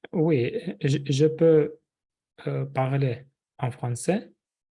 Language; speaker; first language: French; non-native, learner; Russian